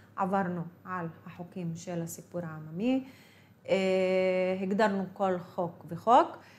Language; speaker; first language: Hebrew; non-native, local second language; Arabic